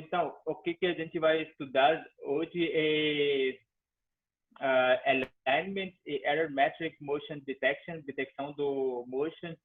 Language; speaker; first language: Portuguese; non-native, fluent; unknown